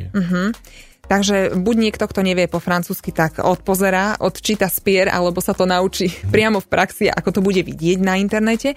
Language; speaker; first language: Slovak; native; Slovak